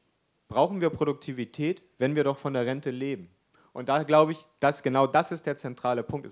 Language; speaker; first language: German; native; German